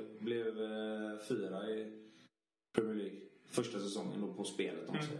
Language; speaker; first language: Swedish; native; Swedish